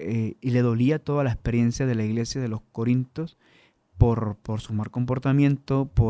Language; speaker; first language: Spanish; native; Spanish